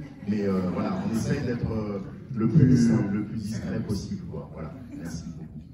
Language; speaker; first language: French; native; French